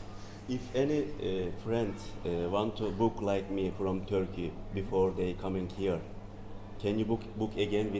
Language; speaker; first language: English; non-native, learner; Turkish